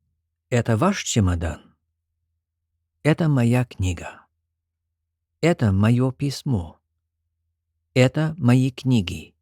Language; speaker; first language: Russian; non-native, fluent; English